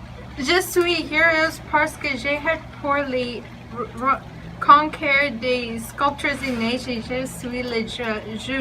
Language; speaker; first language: French; non-native, learner; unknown